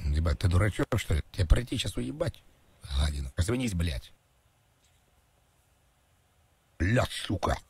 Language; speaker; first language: Russian; native; Russian